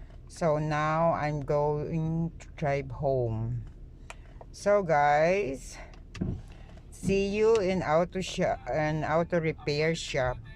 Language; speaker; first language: English; non-native, local second language; Filipino